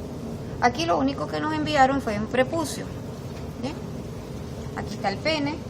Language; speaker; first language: Spanish; native; Spanish